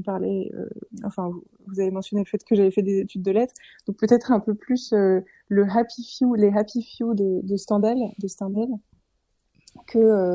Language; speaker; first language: French; native; French